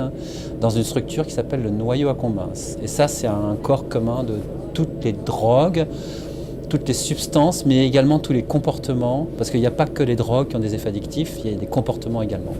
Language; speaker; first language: French; native; French